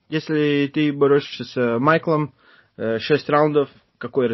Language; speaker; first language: Russian; non-native, fluent; Latvian